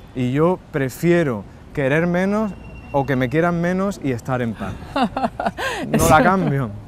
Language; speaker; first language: Spanish; native; Spanish